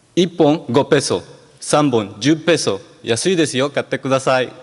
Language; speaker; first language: Japanese; non-native, fluent; Spanish